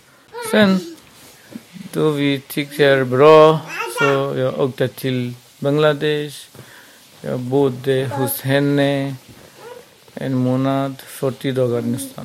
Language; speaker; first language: Swedish; non-native, local second language; Burmese